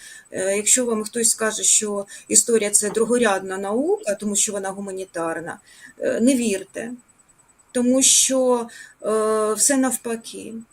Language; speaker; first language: Ukrainian; native; Ukrainian